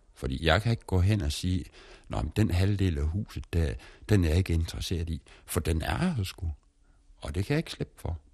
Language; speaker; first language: Danish; native; Danish